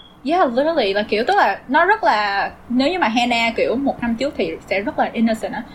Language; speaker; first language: Vietnamese; early bilingual, heritage; Vietnamese